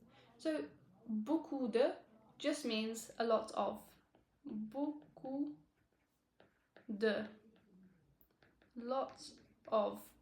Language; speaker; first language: French; non-native, learner; English